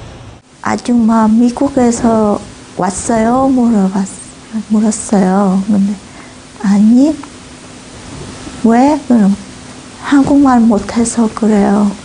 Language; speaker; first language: Korean; non-native, learner; Vietnamese